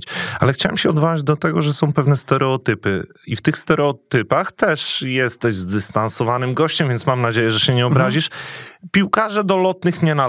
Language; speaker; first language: Polish; native; Polish